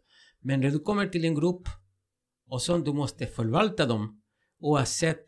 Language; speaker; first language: Swedish; non-native, fluent; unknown